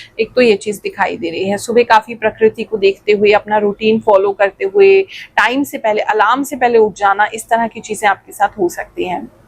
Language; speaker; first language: Hindi; native; Hindi